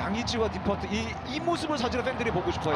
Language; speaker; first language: Korean; native; Korean